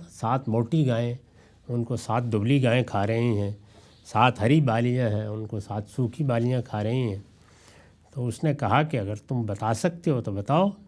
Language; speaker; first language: Urdu; non-native, local second language; Punjabi